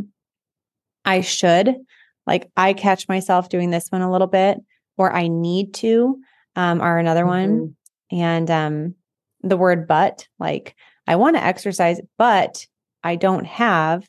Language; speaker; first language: English; native; English